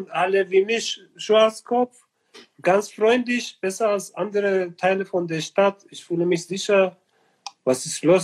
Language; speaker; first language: German; non-native, learner; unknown